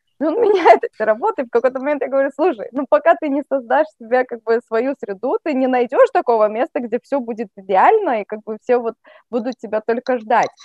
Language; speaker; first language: Russian; native; Russian